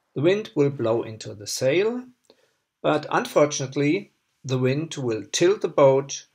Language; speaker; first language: English; non-native, fluent; German